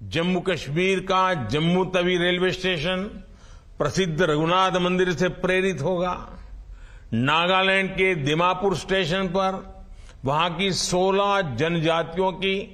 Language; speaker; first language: Hindi; non-native, local second language; Gujarati